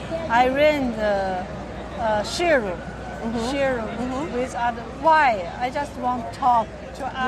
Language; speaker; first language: English; non-native, learner; Chinese